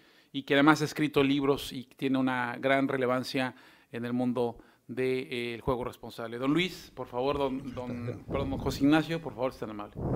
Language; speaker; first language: Spanish; native; Spanish